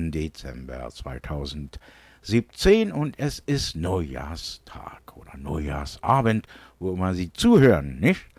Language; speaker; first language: German; early bilingual, heritage; English